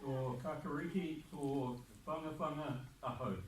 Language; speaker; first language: Māori; non-native, learner; English